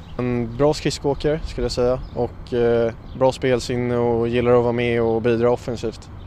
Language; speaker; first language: Swedish; native; Swedish